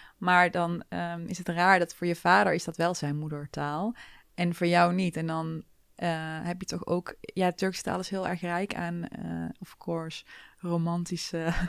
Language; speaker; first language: Dutch; early bilingual, other home language; Turkish